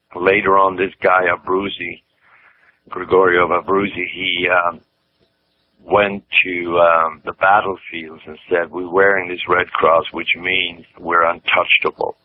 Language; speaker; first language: English; non-native, fluent; Swedish